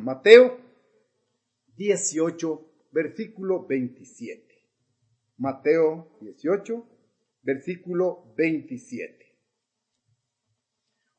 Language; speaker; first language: Spanish; native; Spanish